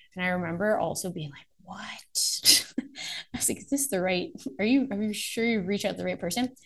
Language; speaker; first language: English; native; English